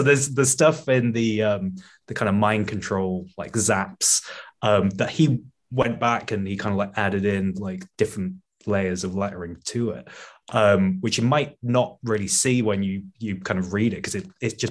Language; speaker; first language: English; native; English